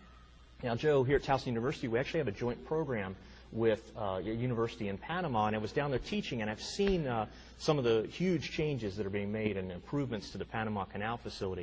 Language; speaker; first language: English; native; English